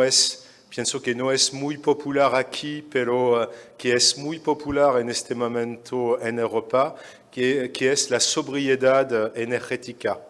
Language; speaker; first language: Spanish; non-native, fluent; French